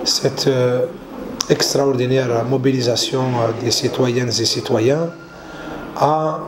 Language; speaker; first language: French; non-native, local second language; Arabic